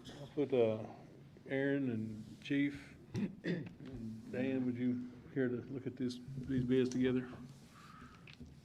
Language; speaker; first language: English; native; English